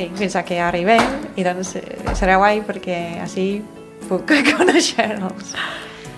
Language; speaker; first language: Catalan; non-native, fluent; English